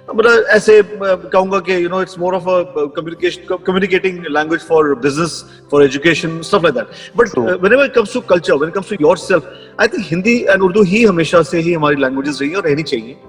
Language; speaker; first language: Hindi; native; Hindi